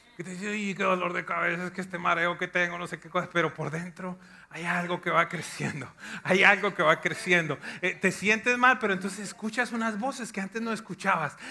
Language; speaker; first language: Spanish; native; Spanish